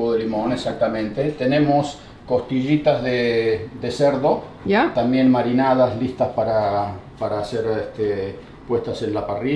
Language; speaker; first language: Spanish; native; Spanish